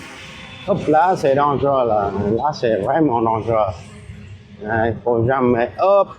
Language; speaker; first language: French; non-native, fluent; Vietnamese